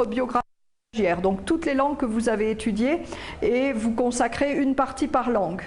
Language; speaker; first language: French; native; French